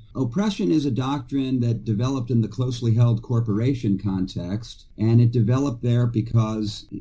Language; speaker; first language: English; native; English